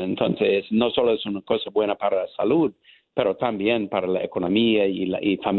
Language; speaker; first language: Spanish; non-native, learner; English